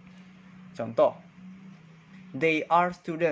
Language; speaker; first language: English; non-native, fluent; Indonesian